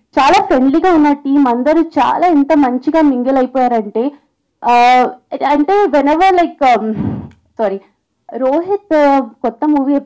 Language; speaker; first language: Telugu; non-native, local second language; Hindi